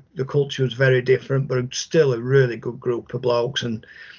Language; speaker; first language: English; native; English